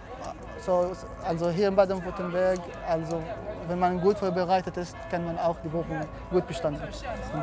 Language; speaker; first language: German; non-native, fluent; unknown